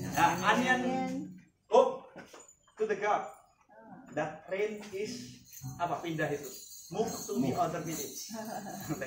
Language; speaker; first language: English; non-native, learner; Indonesian